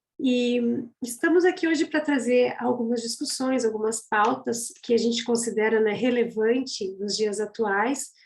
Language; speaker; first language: Portuguese; native; Portuguese